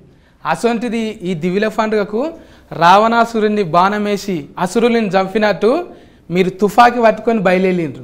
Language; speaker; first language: Telugu; native; Telugu